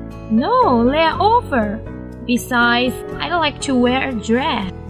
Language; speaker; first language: English; non-native, fluent; Chinese